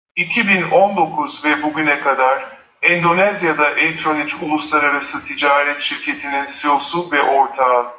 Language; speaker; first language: Turkish; non-native, fluent; Arabic